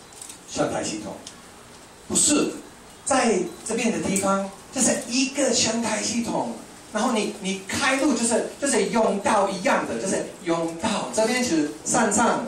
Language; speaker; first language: Chinese; non-native, fluent; English